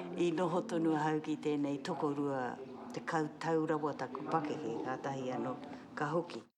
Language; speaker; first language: Māori; native; Māori